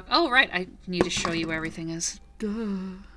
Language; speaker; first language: English; native; English